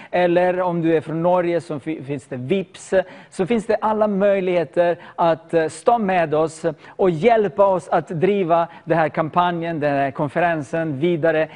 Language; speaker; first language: Swedish; non-native, fluent; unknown